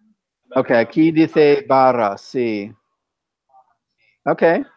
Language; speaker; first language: Spanish; non-native, fluent; English